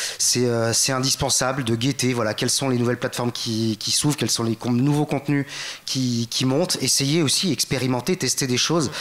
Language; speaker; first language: French; native; French